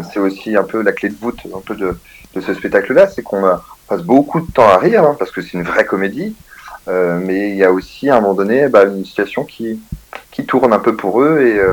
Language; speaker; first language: French; native; French